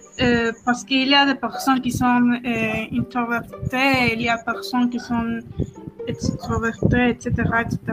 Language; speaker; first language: French; non-native, learner; Spanish